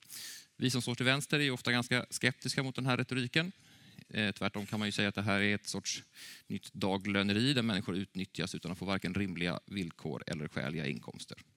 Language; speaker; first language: Swedish; native; Swedish